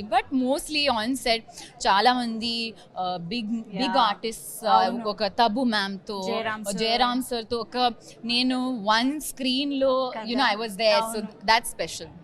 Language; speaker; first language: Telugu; non-native, learner; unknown